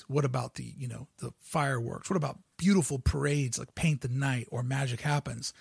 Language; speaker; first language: English; native; English